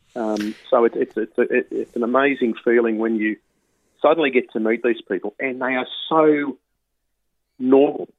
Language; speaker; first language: English; native; English